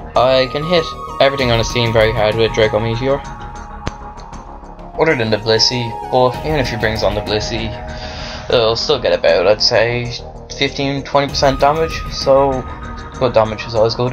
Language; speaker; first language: English; native; English